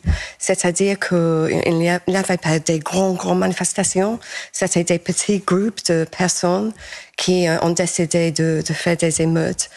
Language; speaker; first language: French; non-native, fluent; English